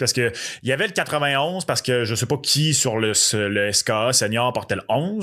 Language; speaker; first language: French; native; French